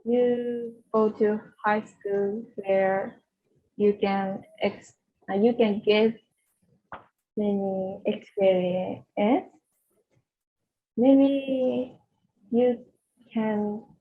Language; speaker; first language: English; non-native, learner; Japanese